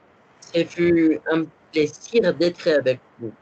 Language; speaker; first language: French; non-native, learner; Spanish